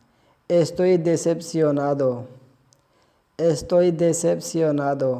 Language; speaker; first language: Spanish; non-native, fluent; Urdu